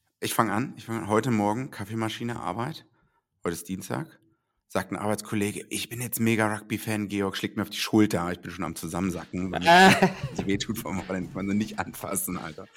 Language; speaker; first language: German; native; German